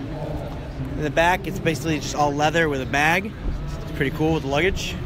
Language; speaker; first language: English; native; English